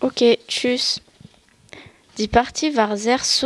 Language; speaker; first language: German; non-native, learner; French